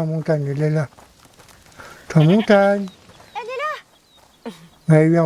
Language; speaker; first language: French; native; French